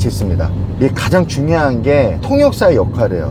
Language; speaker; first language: Korean; native; Korean